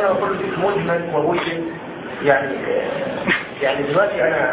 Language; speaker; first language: Arabic; native; Arabic